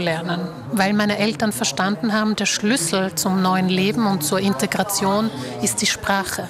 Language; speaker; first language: German; early bilingual, other home language; Slovak